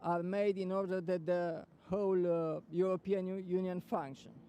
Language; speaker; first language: English; non-native, fluent; Romanian